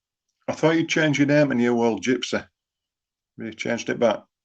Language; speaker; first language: English; native; English